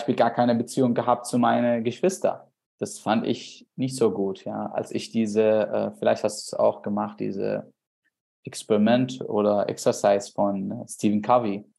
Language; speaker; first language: German; non-native, fluent; Arabic